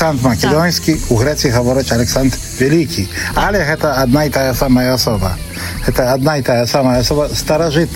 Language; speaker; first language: Polish; non-native, learner; Belarusian